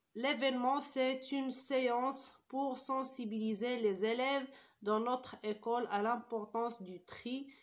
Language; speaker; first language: French; non-native, local second language; Arabic